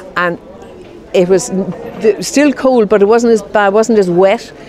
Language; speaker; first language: English; native; English